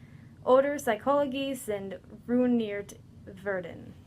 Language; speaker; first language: German; non-native, learner; English